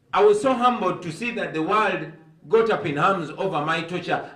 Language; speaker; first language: English; non-native, local second language; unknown